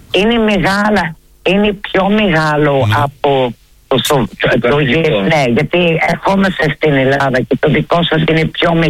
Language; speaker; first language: Greek; early bilingual, heritage; Greek